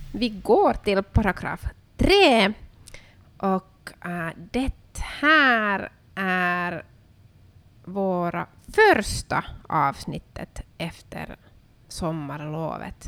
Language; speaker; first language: Swedish; non-native, local second language; Finnish